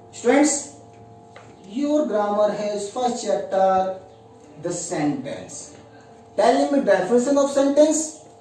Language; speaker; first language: Hindi; native; Hindi